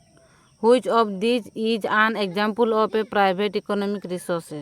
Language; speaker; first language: English; non-native, local second language; Odia